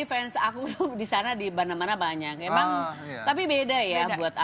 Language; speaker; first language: Indonesian; native; Indonesian